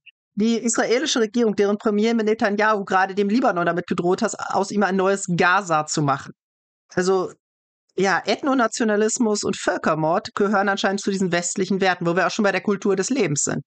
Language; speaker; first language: German; native; German